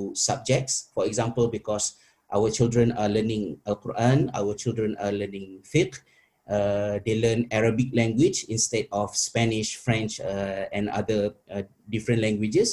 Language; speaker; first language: English; non-native, local second language; Malay